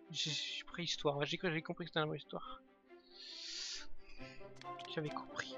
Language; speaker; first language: French; native; French